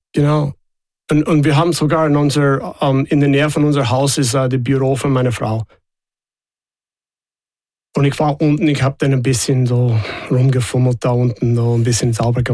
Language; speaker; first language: German; non-native, fluent; English